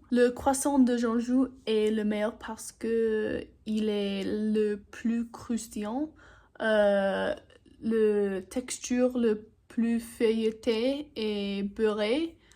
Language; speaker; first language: French; non-native, learner; English